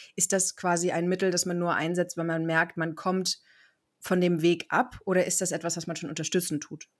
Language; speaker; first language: German; native; German